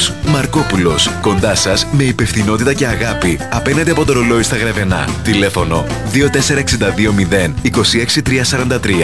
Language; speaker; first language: Greek; native; Greek